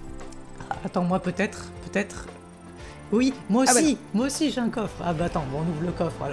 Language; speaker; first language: French; native; French